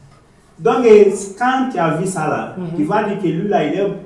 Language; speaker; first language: French; non-native, learner; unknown